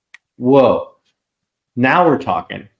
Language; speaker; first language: English; native; English